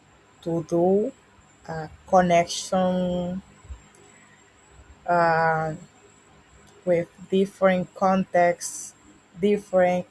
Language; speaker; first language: English; non-native, learner; Spanish